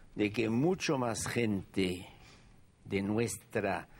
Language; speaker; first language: Spanish; non-native, fluent; French